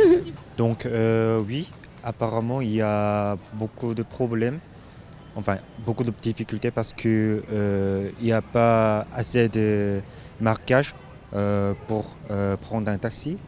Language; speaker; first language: French; non-native, local second language; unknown